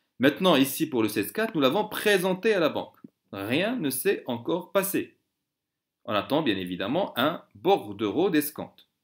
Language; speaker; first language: French; non-native, local second language; Arabic